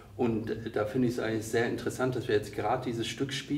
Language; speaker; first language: German; native; German